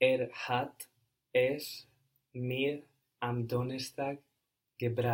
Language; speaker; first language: German; non-native, learner; English